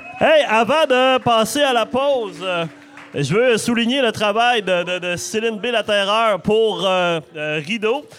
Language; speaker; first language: French; native; French